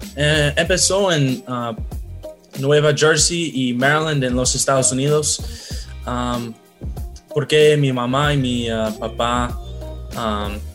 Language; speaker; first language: Spanish; non-native, learner; English